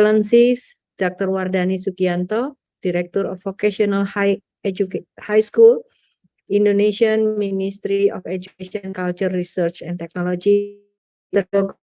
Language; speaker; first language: English; non-native, fluent; Indonesian